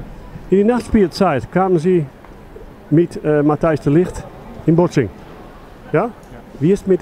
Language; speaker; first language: German; non-native, learner; Dutch